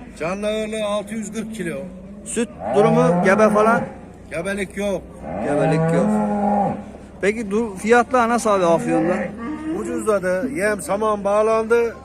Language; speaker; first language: Turkish; native; Turkish